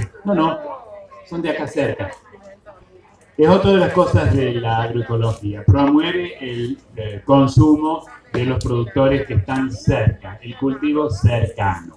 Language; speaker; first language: Spanish; native; Spanish